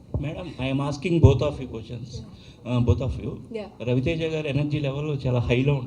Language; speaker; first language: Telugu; native; Telugu